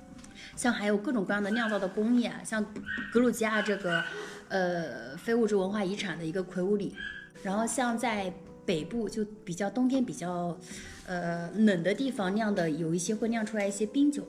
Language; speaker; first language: Chinese; native; Chinese